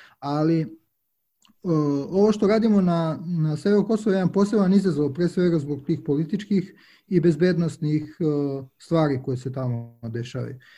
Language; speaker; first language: Serbian; native; Serbian